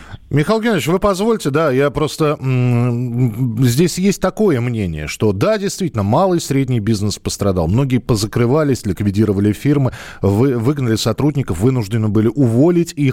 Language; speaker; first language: Russian; native; Russian